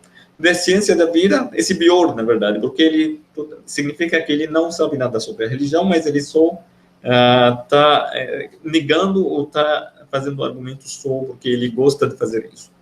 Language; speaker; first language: Portuguese; non-native, fluent; Arabic